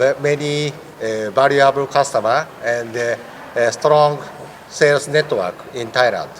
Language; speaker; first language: English; non-native, learner; Japanese